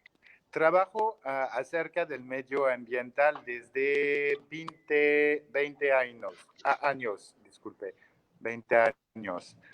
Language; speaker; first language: Spanish; non-native, learner; French